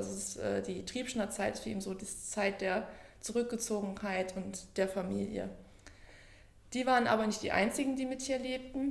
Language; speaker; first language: German; native; German